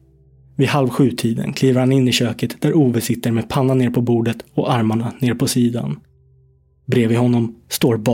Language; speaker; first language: Swedish; native; Swedish